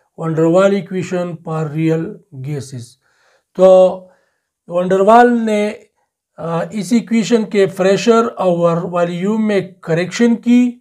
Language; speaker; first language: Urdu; non-native, local second language; Pashto